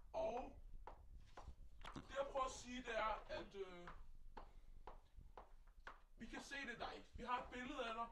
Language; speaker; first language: Danish; native; Danish